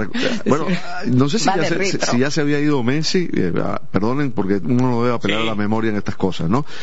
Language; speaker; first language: Spanish; native; Spanish